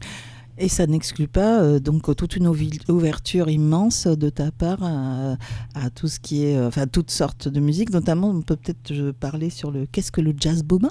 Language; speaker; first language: French; native; French